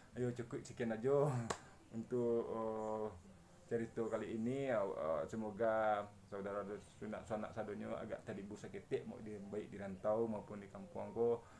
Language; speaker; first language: Malay; non-native, local second language; Minangkabau